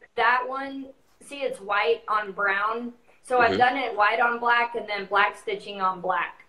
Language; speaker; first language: English; native; English